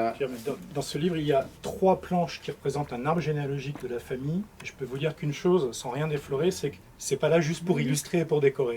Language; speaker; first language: French; native; French